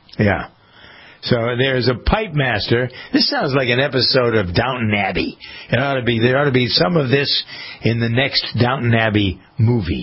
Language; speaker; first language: English; native; English